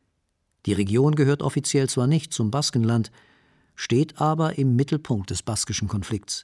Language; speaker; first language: German; native; German